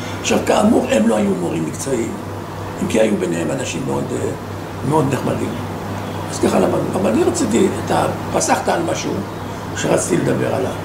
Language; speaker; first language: Hebrew; non-native, fluent; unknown